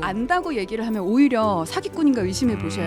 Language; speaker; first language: Korean; native; Korean